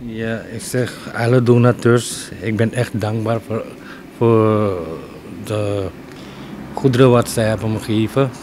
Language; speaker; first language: Dutch; non-native, local second language; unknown